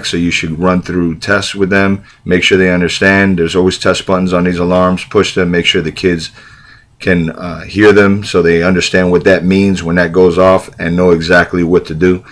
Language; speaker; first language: English; native; English